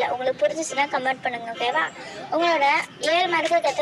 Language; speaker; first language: Tamil; native; Tamil